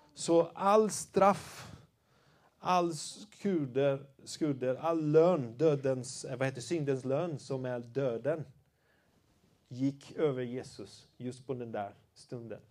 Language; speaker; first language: Swedish; non-native, fluent; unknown